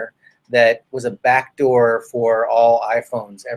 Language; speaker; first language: English; native; English